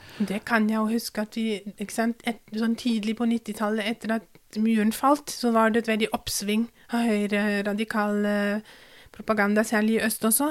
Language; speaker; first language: Norwegian; non-native, fluent; German